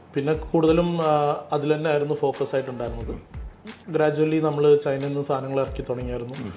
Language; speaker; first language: Malayalam; early bilingual, heritage; Malayalam